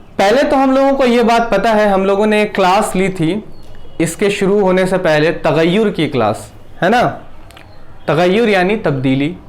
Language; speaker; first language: Urdu; native; Urdu